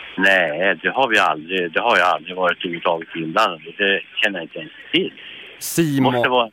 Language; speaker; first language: Swedish; native; Swedish